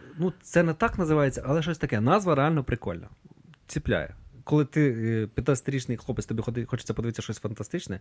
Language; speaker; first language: Ukrainian; native; Ukrainian